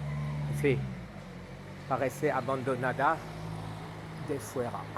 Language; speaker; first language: Spanish; non-native, learner; French